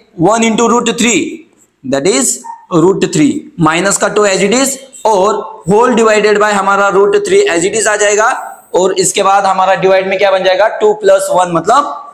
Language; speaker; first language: Hindi; non-native, local second language; Marathi